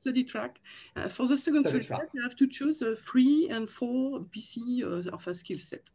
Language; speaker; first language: English; non-native, learner; French